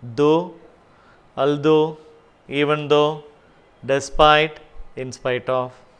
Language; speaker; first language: English; non-native, local second language; Tamil